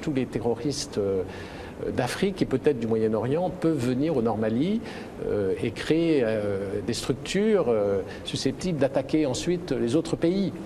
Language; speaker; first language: French; native; French